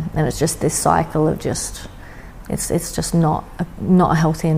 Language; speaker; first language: English; native; English